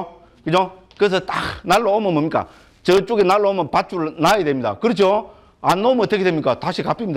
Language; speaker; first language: Korean; native; Korean